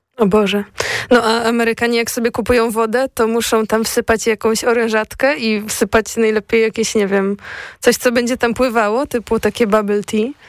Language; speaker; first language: Polish; native; Polish